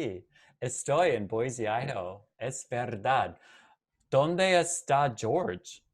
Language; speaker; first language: Spanish; non-native, fluent; English